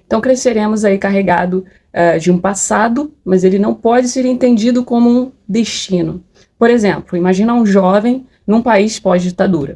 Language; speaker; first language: Portuguese; native; Portuguese